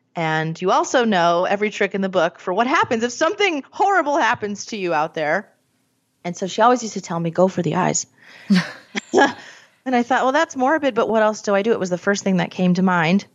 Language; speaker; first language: English; native; English